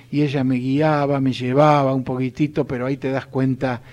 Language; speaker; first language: Spanish; native; Spanish